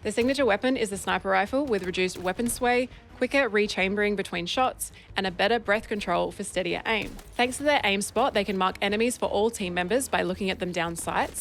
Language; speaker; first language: English; native; English